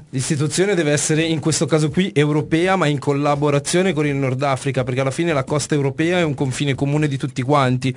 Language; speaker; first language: Italian; native; Italian